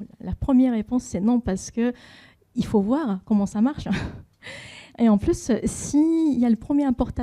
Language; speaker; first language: French; non-native, fluent; Japanese